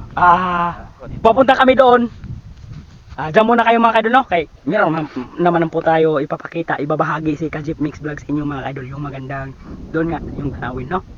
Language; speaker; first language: Filipino; non-native, local second language; Cebuano